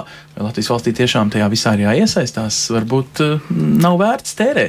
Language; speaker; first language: Latvian; native; Latvian